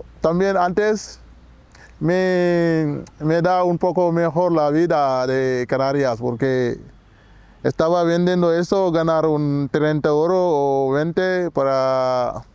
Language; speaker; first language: Spanish; non-native, learner; Wolof